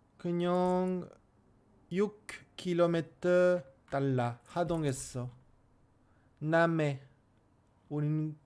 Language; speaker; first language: Korean; non-native, learner; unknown